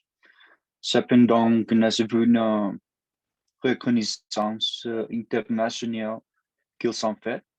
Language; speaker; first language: French; non-native, learner; Spanish